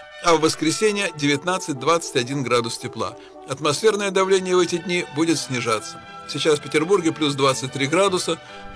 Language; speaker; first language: Russian; native; Russian